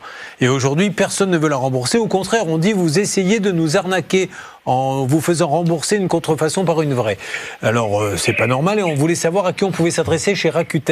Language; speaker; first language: French; native; French